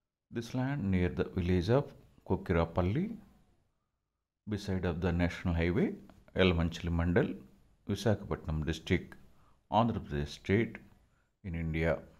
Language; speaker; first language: English; non-native, local second language; Telugu